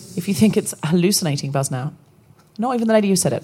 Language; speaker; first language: English; native; English